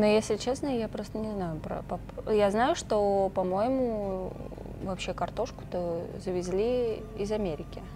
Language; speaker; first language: Russian; native; Russian